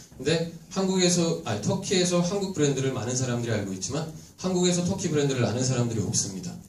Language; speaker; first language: Korean; non-native, fluent; Turkish